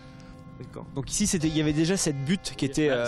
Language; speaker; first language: French; native; French